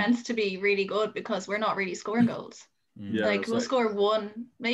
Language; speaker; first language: English; native; English